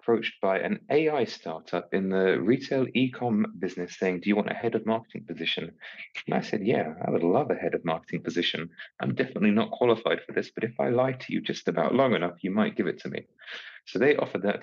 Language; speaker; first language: English; native; English